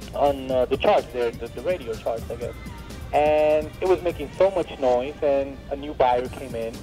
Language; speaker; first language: English; native; English